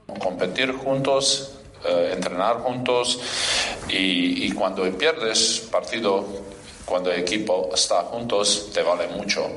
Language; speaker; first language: Spanish; non-native, fluent; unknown